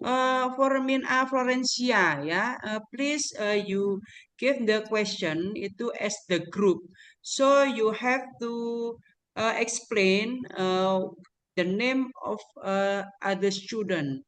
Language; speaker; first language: English; non-native, learner; Indonesian